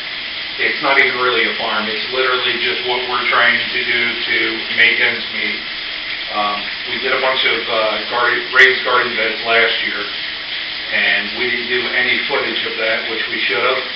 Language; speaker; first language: English; native; English